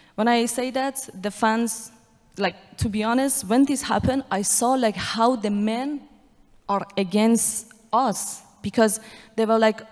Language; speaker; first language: English; non-native, fluent; Persian